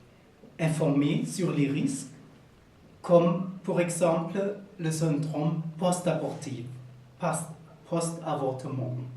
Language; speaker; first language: French; non-native, learner; German